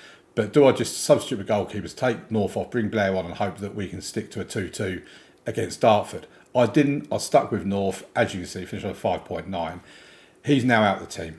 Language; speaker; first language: English; native; English